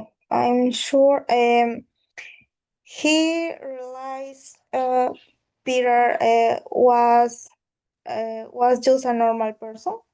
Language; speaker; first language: English; non-native, learner; Spanish